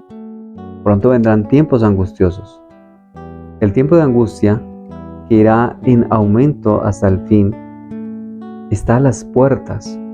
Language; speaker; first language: Spanish; native; Spanish